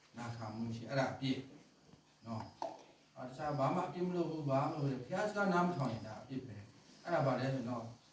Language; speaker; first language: Burmese; non-native, local second language; Kachin